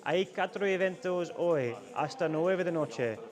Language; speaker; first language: Spanish; non-native, learner; English